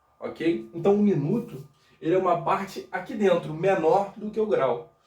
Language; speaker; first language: Portuguese; native; Portuguese